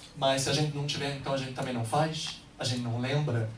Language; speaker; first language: Portuguese; native; Portuguese